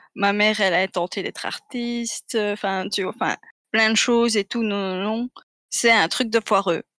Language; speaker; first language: French; native; French